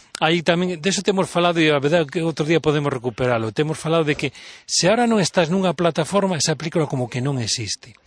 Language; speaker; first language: Galician; non-native, local second language; Spanish